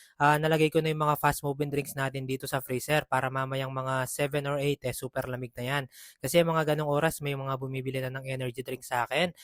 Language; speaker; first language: Filipino; native; Filipino